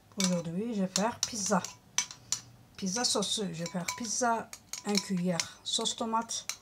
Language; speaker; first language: French; non-native, learner; Turkish